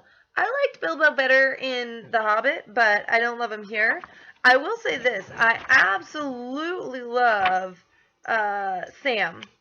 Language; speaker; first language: English; native; English